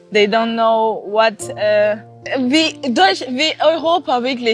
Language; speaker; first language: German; non-native, fluent; Portuguese